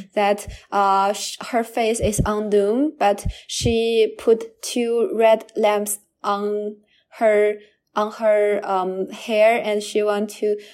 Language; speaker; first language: English; non-native, learner; Chinese